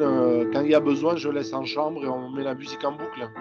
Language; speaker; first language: French; native; French